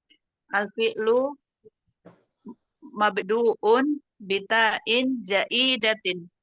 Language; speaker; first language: Arabic; non-native, learner; Indonesian